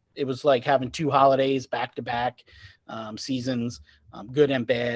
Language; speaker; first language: English; native; English